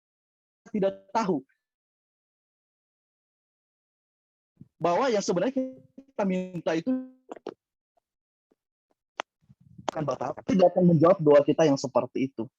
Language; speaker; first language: Indonesian; native; Indonesian